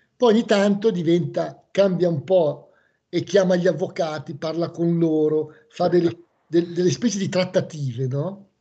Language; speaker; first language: Italian; native; Italian